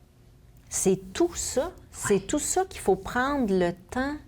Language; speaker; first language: French; native; French